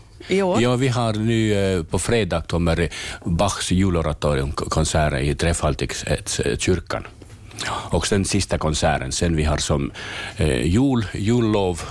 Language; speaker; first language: Swedish; non-native, learner; Finnish